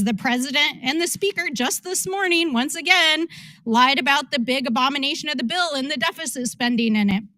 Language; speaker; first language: English; native; English